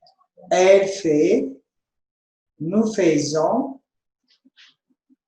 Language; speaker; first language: French; non-native, fluent; Amharic